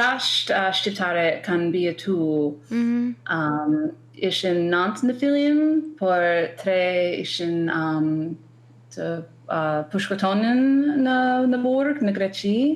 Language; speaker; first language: Albanian; non-native, learner; English